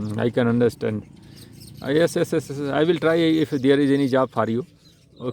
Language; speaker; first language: English; non-native, local second language; Hindi